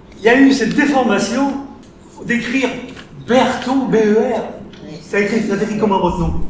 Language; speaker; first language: French; native; French